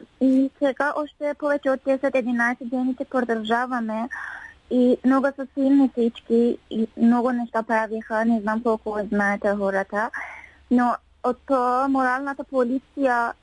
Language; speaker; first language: Bulgarian; non-native, learner; Persian